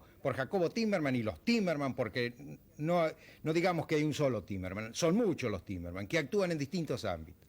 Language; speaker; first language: Spanish; native; Spanish